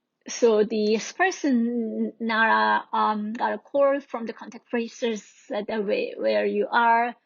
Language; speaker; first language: English; non-native, fluent; Korean